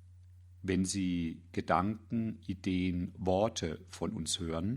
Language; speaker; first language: German; native; German